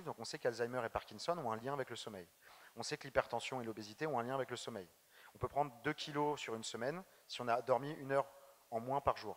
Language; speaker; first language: French; native; French